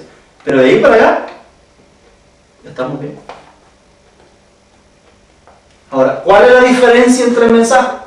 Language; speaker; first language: Spanish; native; Spanish